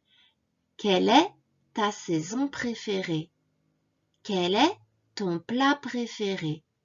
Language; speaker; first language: French; non-native, fluent; Japanese